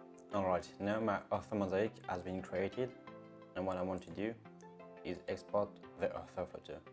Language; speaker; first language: English; non-native, fluent; French